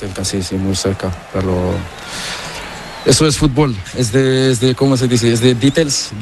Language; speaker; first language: Spanish; non-native, learner; Portuguese